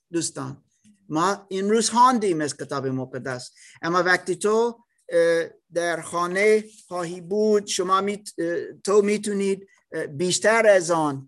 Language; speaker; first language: Persian; non-native, learner; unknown